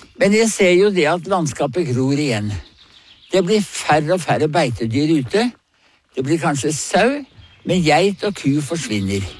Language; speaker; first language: Norwegian; native; Norwegian